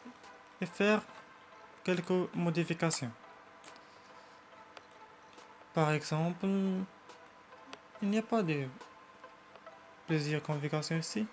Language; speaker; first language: French; non-native, learner; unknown